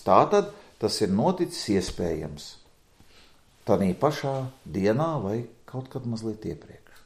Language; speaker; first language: Latvian; native; Latvian